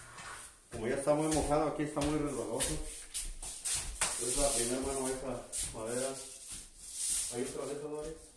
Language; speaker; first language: Spanish; native; Spanish